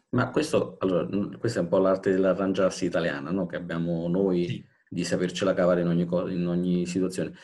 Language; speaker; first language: Italian; native; Italian